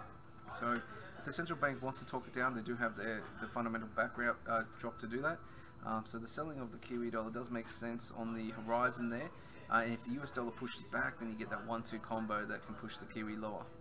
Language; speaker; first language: English; native; English